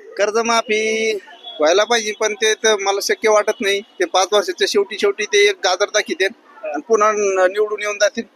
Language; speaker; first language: Marathi; native; Marathi